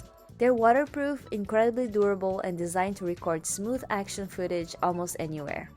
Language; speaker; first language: English; native; English